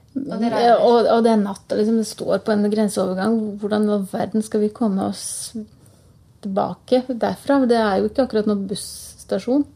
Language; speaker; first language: Norwegian; non-native, fluent; Bosnian